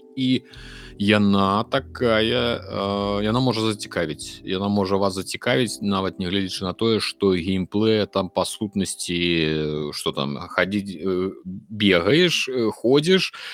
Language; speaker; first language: Belarusian; non-native, local second language; Russian